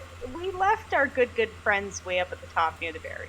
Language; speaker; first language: English; native; English